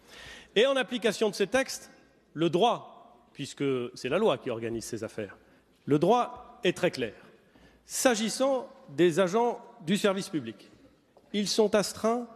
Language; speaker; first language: French; native; French